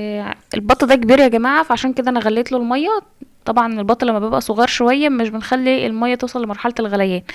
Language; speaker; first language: Arabic; native; Arabic